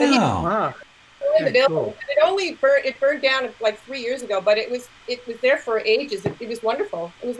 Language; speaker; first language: English; native; English